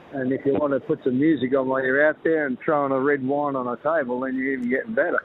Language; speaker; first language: English; native; English